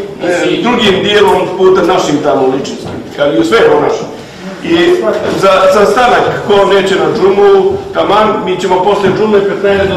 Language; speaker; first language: Bosnian; native; Bosnian